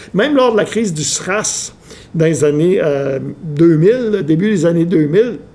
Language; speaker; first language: French; native; French